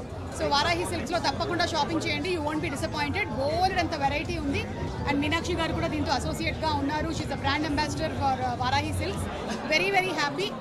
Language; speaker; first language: Telugu; native; Telugu